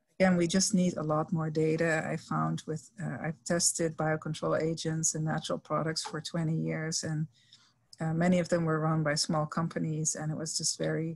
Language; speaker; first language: English; non-native, fluent; Dutch